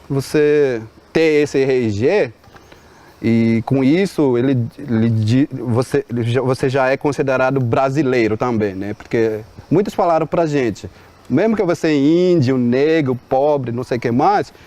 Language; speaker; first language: Portuguese; non-native, local second language; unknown